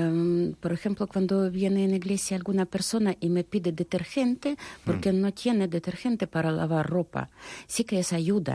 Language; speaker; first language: Spanish; non-native, fluent; Russian